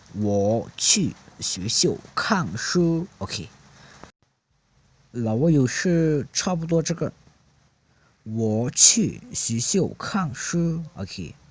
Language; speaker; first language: Chinese; non-native, fluent; Lao